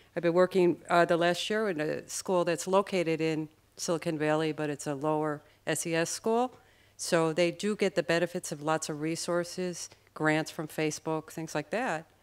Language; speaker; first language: English; native; English